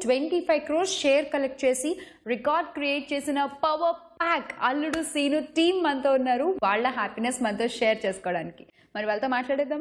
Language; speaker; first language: Telugu; native; Telugu